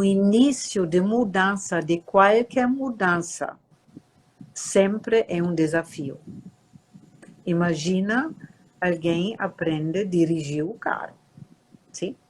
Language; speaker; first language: Portuguese; non-native, fluent; German